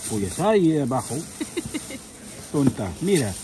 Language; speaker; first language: Spanish; non-native, learner; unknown